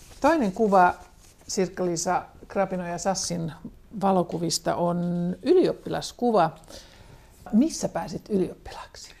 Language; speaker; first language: Finnish; native; Finnish